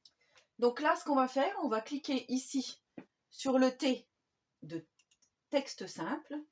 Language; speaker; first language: French; native; French